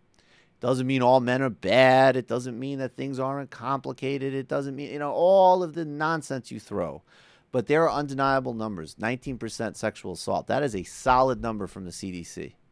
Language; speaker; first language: English; native; English